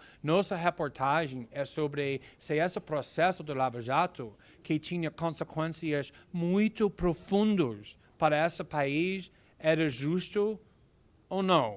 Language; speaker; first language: Portuguese; non-native, fluent; English